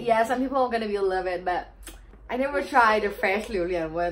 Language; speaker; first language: English; non-native, learner; Thai